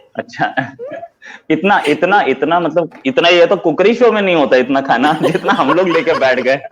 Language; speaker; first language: Hindi; native; Hindi